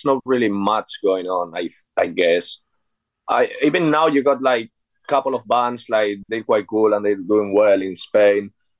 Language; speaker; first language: English; non-native, fluent; Spanish